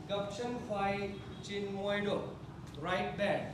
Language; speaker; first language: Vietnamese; non-native, learner; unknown